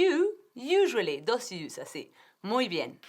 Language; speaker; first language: Spanish; non-native, fluent; English